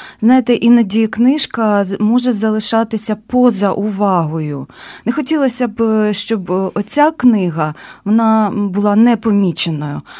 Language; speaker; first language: Ukrainian; native; Ukrainian